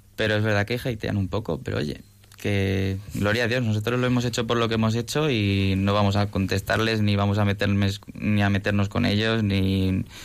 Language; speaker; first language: Spanish; native; Spanish